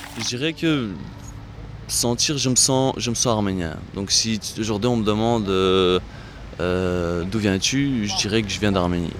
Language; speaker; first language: French; non-native, fluent; Armenian